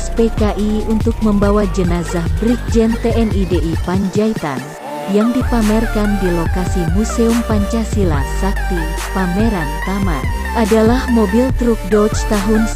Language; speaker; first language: Indonesian; native; Indonesian